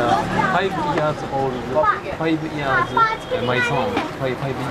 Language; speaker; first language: English; non-native, learner; Japanese